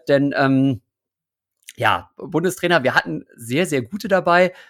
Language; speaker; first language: German; native; German